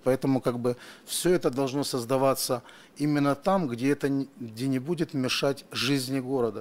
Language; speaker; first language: Russian; native; Russian